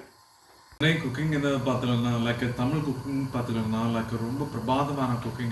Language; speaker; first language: Tamil; non-native, learner; Malayalam